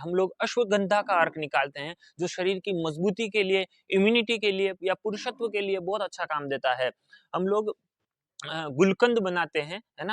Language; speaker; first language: Hindi; native; Hindi